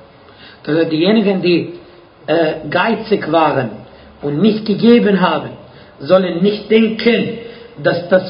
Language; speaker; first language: German; non-native, fluent; Arabic